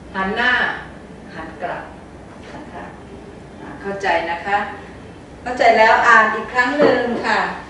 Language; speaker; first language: Thai; native; Thai